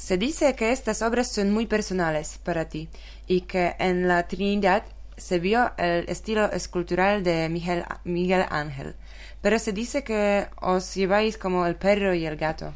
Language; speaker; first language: Spanish; non-native, learner; Polish